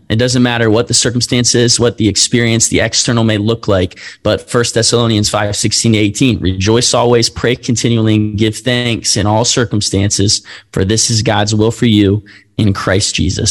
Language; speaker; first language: English; native; English